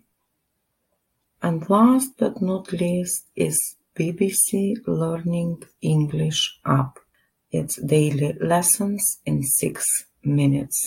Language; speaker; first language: English; non-native, learner; Lithuanian